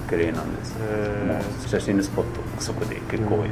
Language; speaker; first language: Japanese; non-native, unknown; Arabic